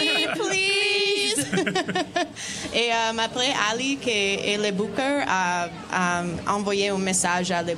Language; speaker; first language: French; non-native, learner; Spanish